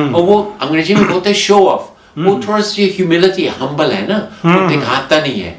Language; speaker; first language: Hindi; non-native, fluent; English